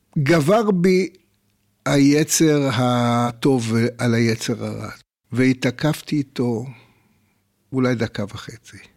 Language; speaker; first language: Hebrew; native; Hebrew